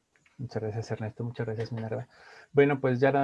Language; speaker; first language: Spanish; native; Spanish